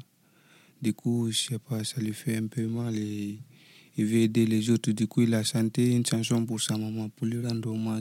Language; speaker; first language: French; non-native, local second language; Fula